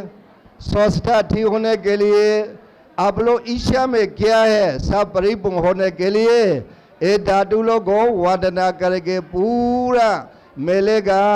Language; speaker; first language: Hindi; non-native, learner; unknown